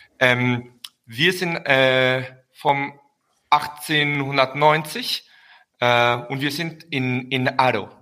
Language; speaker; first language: German; early bilingual, heritage; Spanish